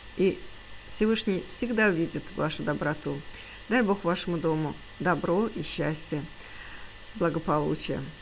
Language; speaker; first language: Russian; non-native, local second language; Azerbaijani